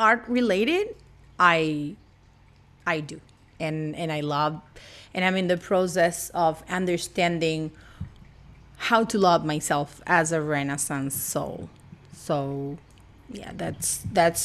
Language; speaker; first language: English; non-native, fluent; Spanish